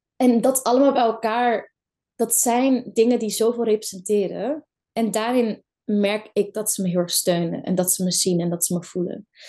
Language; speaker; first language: Dutch; early bilingual, other home language; Kurdish